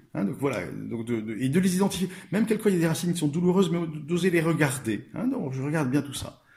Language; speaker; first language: French; native; French